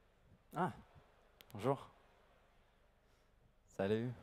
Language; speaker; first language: French; non-native, learner; English